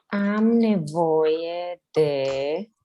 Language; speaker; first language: Romanian; non-native, learner; Spanish